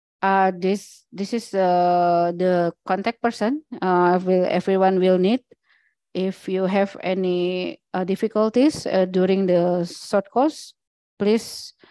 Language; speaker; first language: English; non-native, learner; Indonesian